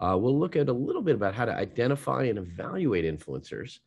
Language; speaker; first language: English; native; English